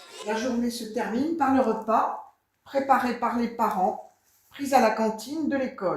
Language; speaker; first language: French; native; French